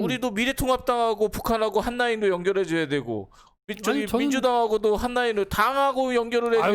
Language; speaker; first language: Korean; native; Korean